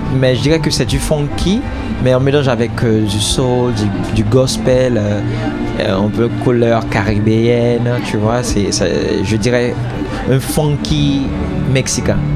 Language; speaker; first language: French; non-native, local second language; Haitian Creole